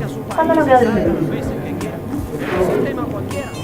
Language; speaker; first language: Spanish; native; Spanish